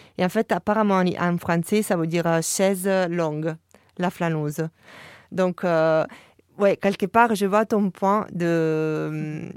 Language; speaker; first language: French; non-native, fluent; Italian